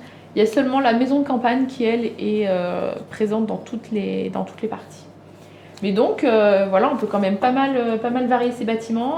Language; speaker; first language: French; native; French